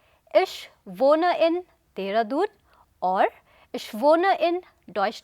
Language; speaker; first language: German; non-native, fluent; Hindi